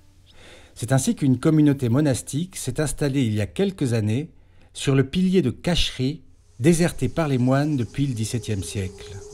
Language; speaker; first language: French; native; French